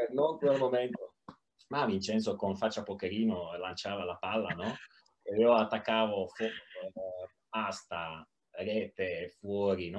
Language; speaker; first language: Italian; non-native, learner; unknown